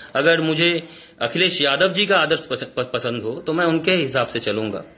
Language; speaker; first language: Hindi; non-native, local second language; Bangla